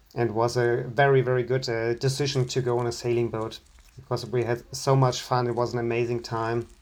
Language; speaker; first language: English; non-native, fluent; German